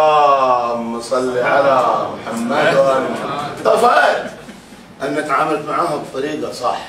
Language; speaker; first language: Arabic; native; Arabic